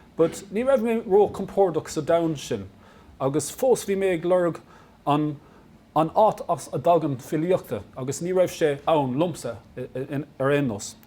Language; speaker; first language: Irish; non-native, local second language; English